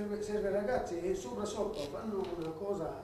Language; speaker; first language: Italian; non-native, learner; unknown